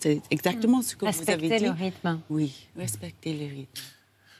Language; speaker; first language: French; non-native, learner; English